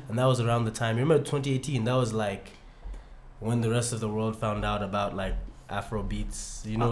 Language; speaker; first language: English; non-native, local second language; Ganda